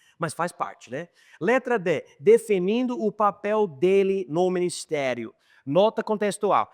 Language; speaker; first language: Portuguese; non-native, fluent; English